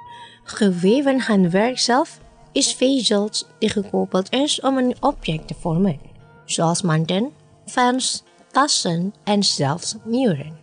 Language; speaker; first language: Dutch; non-native, fluent; Indonesian